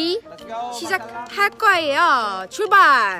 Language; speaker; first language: Korean; non-native, fluent; Arabic